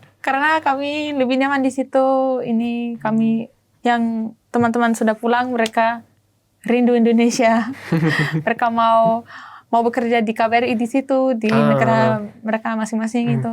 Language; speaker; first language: Indonesian; non-native, learner; German